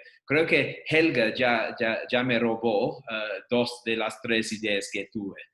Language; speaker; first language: Spanish; non-native, fluent; English